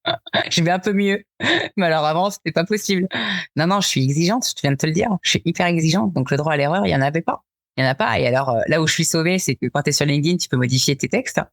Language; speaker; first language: French; native; French